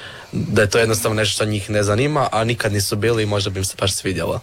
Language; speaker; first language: Serbian; native; Serbian